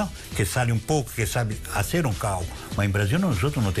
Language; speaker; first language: Spanish; non-native, fluent; Portuguese